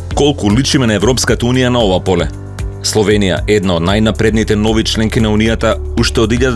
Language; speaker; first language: Macedonian; native; Macedonian